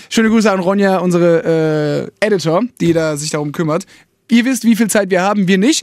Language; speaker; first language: German; early bilingual, other home language; Italian